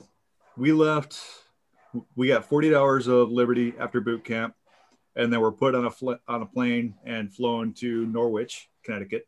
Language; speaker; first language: English; native; English